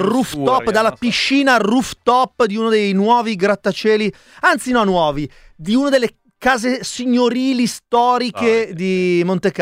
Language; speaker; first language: Italian; native; Italian